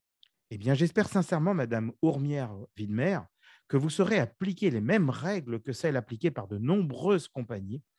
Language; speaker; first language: French; native; French